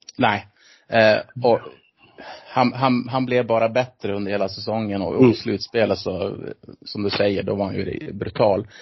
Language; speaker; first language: Swedish; native; Swedish